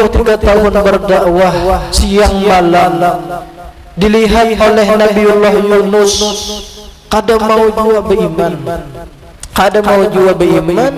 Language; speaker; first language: Indonesian; non-native, local second language; Banjar